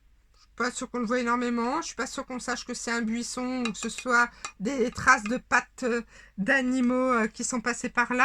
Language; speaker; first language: French; native; French